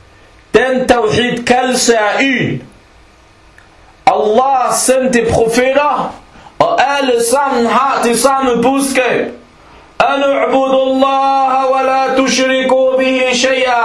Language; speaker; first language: Danish; non-native, local second language; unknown